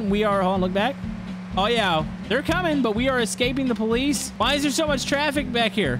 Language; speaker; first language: English; native; English